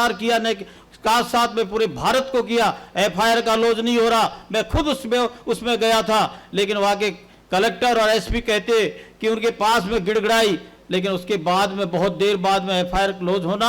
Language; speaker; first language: Hindi; native; Hindi